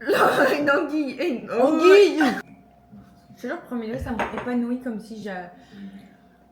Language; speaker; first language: French; native; French